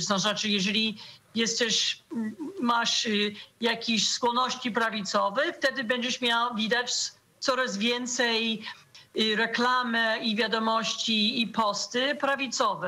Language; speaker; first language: Polish; non-native, fluent; English